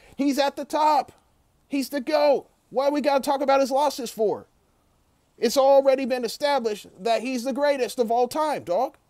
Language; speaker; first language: English; native; English